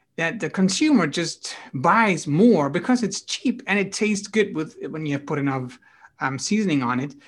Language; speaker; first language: English; non-native, fluent; Dutch